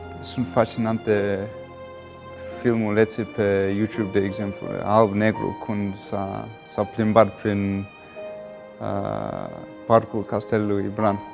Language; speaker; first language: Romanian; non-native, fluent; English